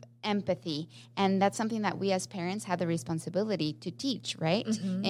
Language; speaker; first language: English; non-native, fluent; Spanish